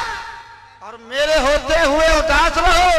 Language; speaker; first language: Urdu; native; Urdu